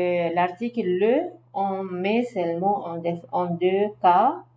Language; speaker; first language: French; non-native, learner; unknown